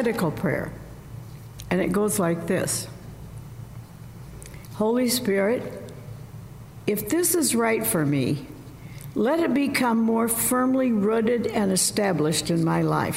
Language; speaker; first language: English; native; English